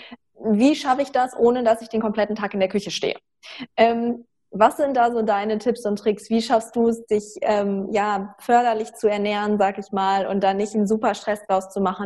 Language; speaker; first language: German; native; German